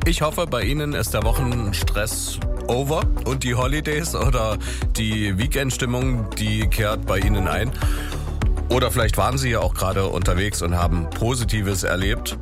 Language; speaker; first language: German; native; German